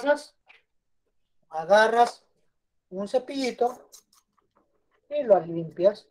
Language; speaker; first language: Spanish; native; Spanish